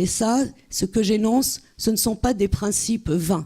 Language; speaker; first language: French; native; French